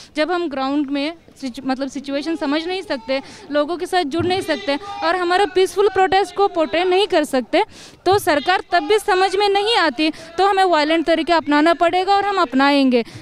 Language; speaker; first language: Hindi; non-native, local second language; Kannada